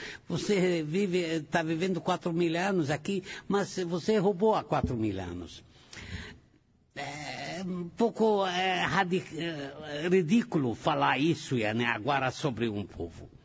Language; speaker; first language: Portuguese; non-native, fluent; Arabic